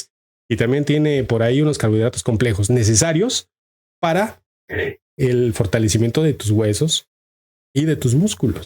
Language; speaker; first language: Spanish; native; Spanish